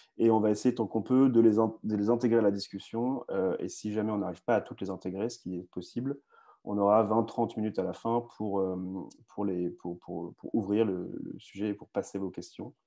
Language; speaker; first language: French; native; French